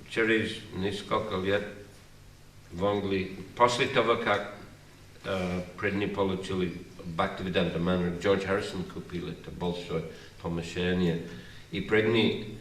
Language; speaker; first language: Russian; non-native, fluent; English